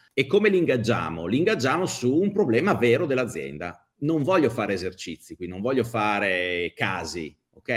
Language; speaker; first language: Italian; native; Italian